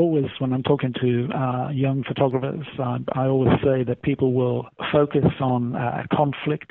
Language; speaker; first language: English; native; English